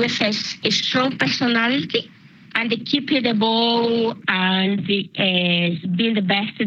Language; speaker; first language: English; non-native, learner; Spanish